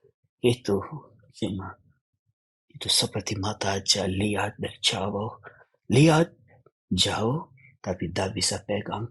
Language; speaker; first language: Indonesian; non-native, fluent; Hindi